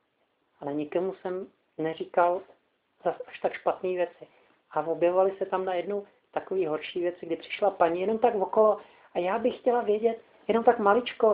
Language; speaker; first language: Czech; native; Czech